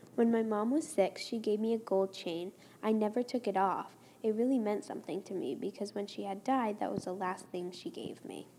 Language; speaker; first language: English; non-native, fluent; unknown